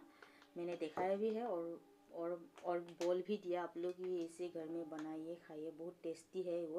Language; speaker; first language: Hindi; non-native, local second language; Assamese